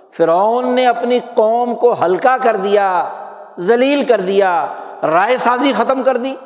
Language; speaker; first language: Urdu; native; Urdu